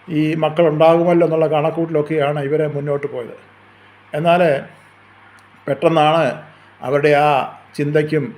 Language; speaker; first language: Malayalam; native; Malayalam